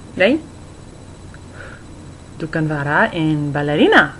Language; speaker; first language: Swedish; non-native, learner; English